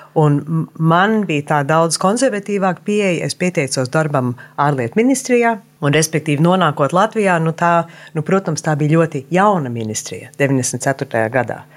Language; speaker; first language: Latvian; early bilingual, heritage; Latvian